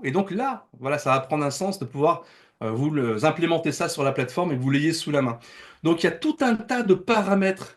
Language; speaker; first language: French; native; French